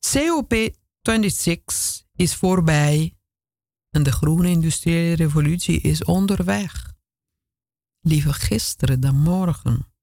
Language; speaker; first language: Dutch; non-native, fluent; Italian